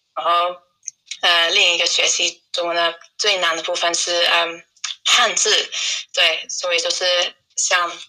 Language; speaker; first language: Chinese; non-native, fluent; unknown